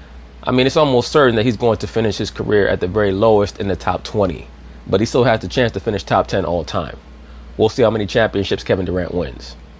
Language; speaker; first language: English; native; English